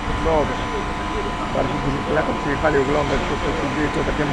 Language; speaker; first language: Polish; non-native, learner; Ukrainian